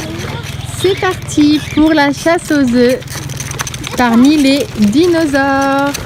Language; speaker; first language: French; native; French